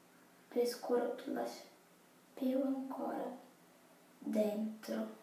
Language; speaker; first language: Italian; non-native, fluent; Portuguese